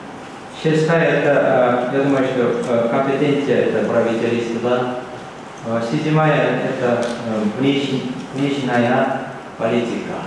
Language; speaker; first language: Russian; non-native, learner; Korean